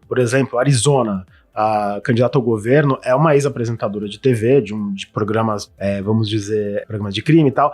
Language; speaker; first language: Portuguese; native; Portuguese